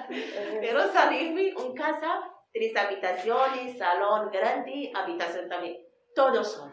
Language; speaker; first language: Spanish; non-native, learner; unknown